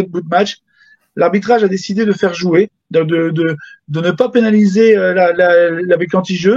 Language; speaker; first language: French; native; French